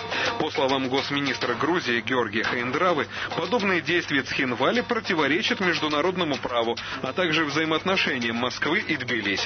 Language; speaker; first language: Russian; native; Russian